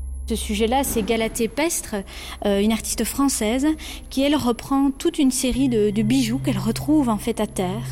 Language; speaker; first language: French; native; French